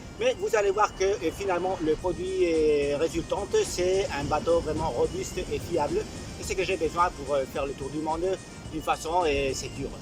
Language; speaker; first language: French; non-native, fluent; Spanish